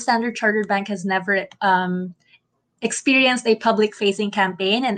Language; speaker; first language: English; non-native, local second language; Filipino